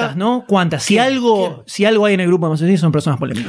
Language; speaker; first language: Spanish; native; Spanish